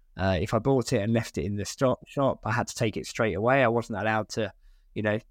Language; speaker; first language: English; native; English